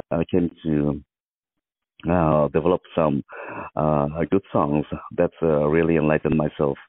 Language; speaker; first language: English; non-native, local second language; Mizo